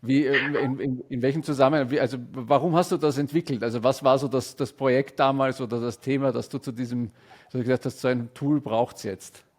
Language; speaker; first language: German; native; German